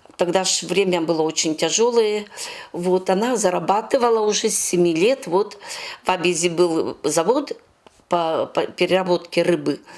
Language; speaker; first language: Russian; non-native, local second language; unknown